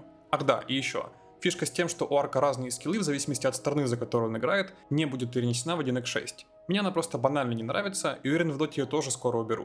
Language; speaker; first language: Russian; native; Russian